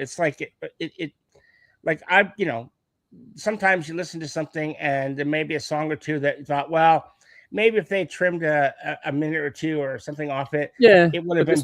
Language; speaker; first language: English; native; English